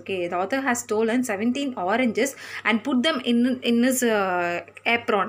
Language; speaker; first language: English; non-native, local second language; Tamil